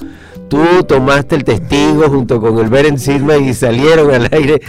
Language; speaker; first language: Spanish; native; Spanish